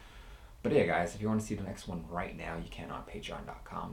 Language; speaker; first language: English; native; English